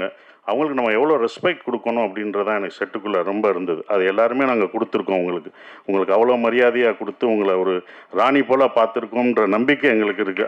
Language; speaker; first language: Tamil; native; Tamil